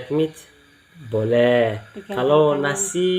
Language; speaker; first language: Indonesian; non-native, learner; Turkish